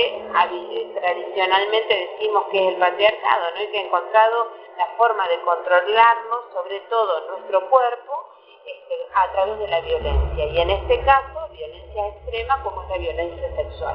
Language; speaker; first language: Spanish; native; Spanish